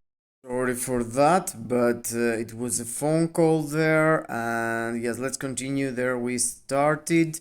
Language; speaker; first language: English; non-native, fluent; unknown